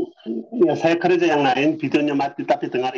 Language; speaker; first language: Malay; non-native, learner; Korean